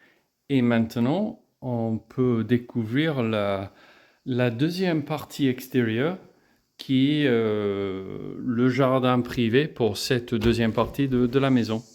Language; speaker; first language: French; non-native, fluent; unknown